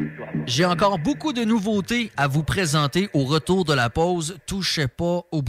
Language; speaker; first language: French; native; French